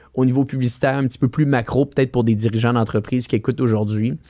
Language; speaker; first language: French; native; French